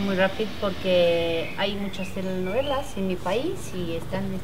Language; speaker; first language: Spanish; non-native, fluent; Romanian